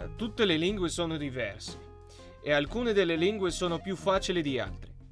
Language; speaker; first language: Italian; non-native, learner; Russian